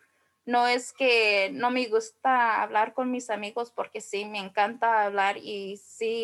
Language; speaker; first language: Spanish; early bilingual, heritage; Spanish